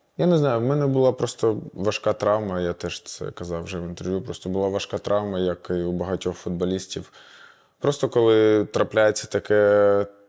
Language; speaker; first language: Ukrainian; non-native, local second language; Russian